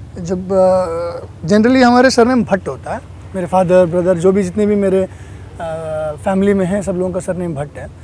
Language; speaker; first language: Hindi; non-native, fluent; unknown